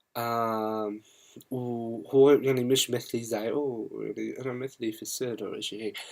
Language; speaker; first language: Arabic; non-native, learner; English